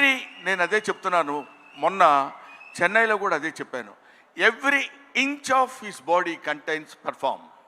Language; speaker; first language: Telugu; native; Telugu